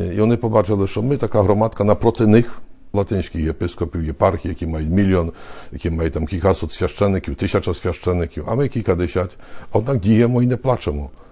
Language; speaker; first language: Ukrainian; early bilingual, heritage; Ukrainian